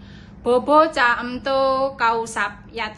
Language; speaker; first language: Cantonese; non-native, learner; Indonesian